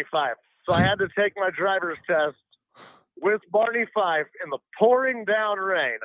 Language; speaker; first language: English; native; English